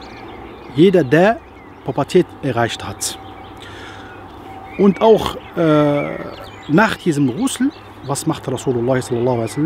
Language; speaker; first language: German; non-native, fluent; Arabic